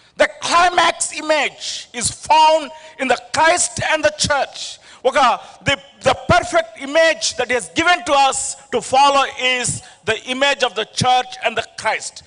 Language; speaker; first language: English; non-native, local second language; Telugu